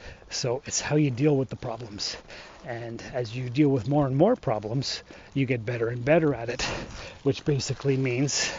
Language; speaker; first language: English; native; English